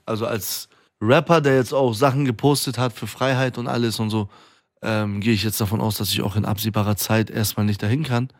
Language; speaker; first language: German; early bilingual, other home language; Persian